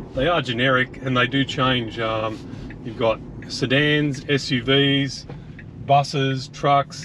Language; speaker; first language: English; native; English